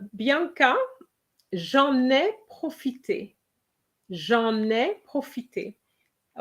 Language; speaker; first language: French; non-native, fluent; English